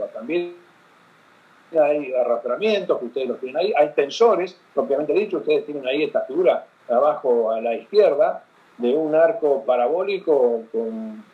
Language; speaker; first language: Spanish; native; Spanish